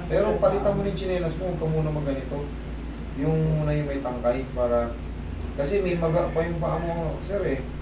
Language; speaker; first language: Filipino; native; Filipino